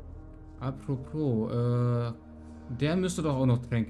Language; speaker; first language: German; native; German